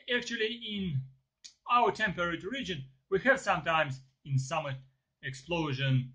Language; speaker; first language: English; non-native, learner; Ukrainian